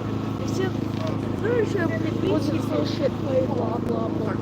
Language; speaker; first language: Russian; early bilingual, heritage; Russian